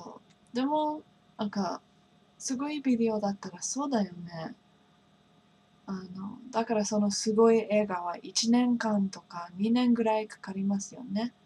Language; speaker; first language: Japanese; non-native, fluent; English